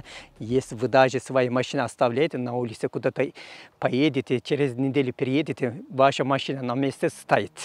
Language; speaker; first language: Russian; non-native, fluent; Turkish